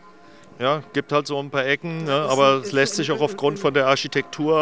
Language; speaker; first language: German; native; German